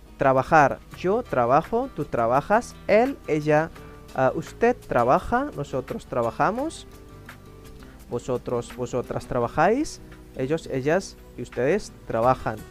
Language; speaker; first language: Spanish; non-native, fluent; Indonesian